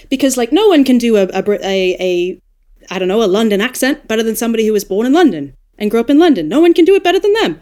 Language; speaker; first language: English; native; English